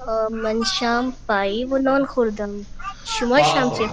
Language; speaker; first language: Persian; non-native, learner; Urdu